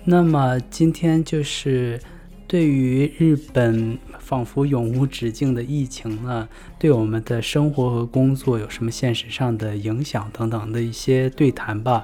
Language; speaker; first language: Chinese; native; Chinese